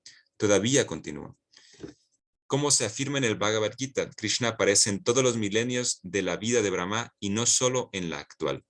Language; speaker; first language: Spanish; native; Spanish